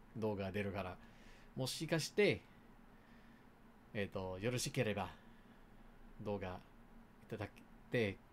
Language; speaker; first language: Japanese; non-native, learner; English